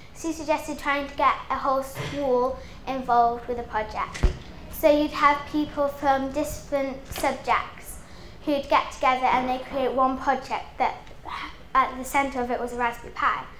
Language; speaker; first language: English; native; English